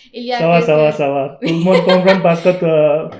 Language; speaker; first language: French; non-native, learner; Gujarati